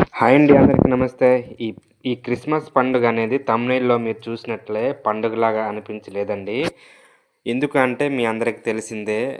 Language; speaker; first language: Telugu; native; Telugu